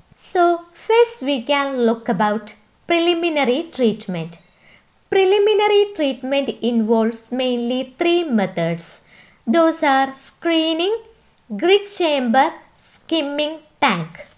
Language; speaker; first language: English; non-native, local second language; Malayalam